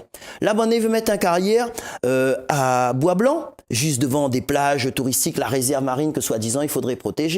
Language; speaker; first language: French; non-native, local second language; Réunion Creole French